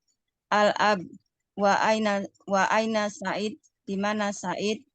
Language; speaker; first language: Arabic; non-native, learner; Indonesian